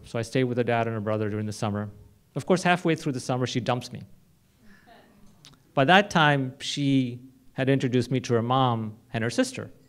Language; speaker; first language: English; non-native, local second language; Hindi